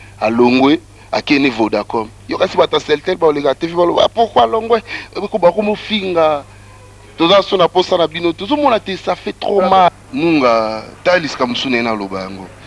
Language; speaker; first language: Lingala; native; Lingala